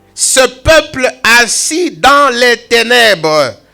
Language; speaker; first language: French; non-native, local second language; Swahili